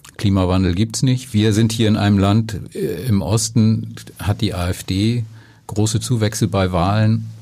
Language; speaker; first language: German; native; German